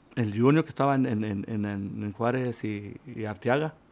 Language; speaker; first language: Spanish; native; Spanish